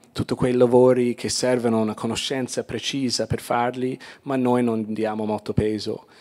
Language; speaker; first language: Italian; non-native, fluent; English